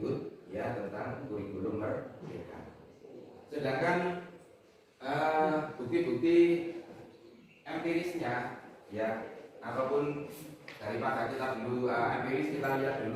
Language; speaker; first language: Indonesian; native; Indonesian